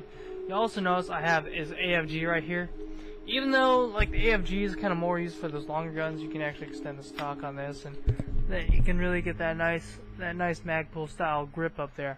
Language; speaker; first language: English; native; English